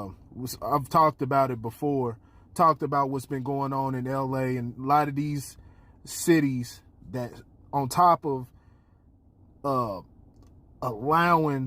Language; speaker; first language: English; native; English